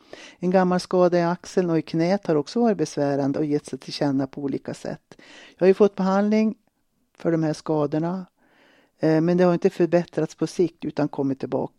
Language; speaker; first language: Swedish; native; Swedish